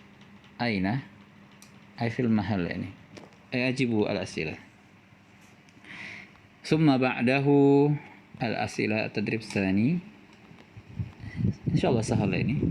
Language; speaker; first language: Arabic; non-native, fluent; Indonesian